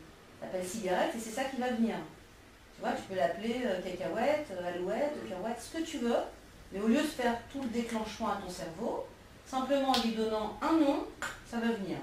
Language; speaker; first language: French; native; French